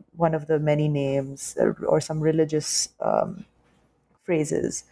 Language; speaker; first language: English; non-native, local second language; Urdu